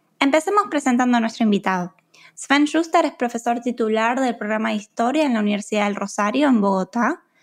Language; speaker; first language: Spanish; native; Spanish